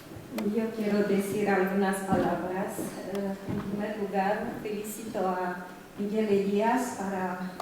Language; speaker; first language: Spanish; non-native, fluent; Romanian